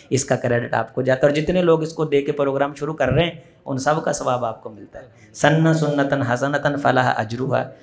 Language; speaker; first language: Urdu; native; Urdu